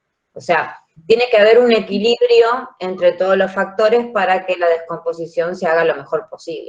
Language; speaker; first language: Spanish; native; Spanish